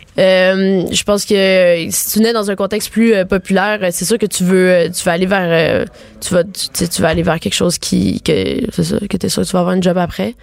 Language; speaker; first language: French; native; French